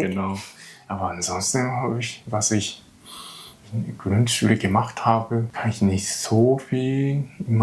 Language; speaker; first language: German; non-native, learner; Japanese